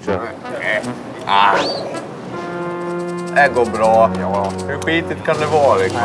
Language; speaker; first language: Swedish; native; Swedish